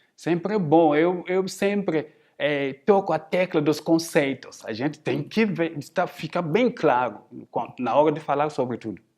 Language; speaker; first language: Portuguese; non-native, fluent; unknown